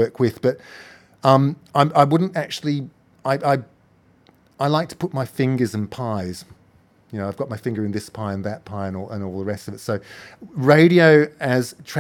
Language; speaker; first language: English; native; English